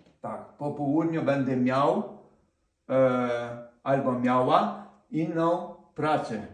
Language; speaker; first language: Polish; non-native, fluent; Ukrainian